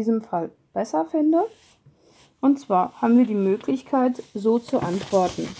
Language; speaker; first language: German; non-native, fluent; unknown